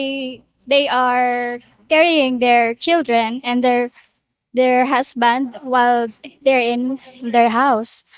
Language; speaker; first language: English; non-native, local second language; Bikol